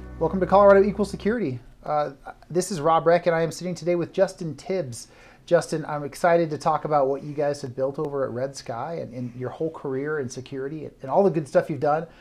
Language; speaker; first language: English; native; English